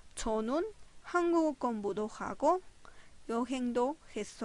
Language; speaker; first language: Korean; non-native, fluent; Spanish